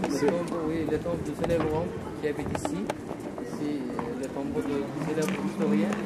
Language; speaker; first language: French; non-native, fluent; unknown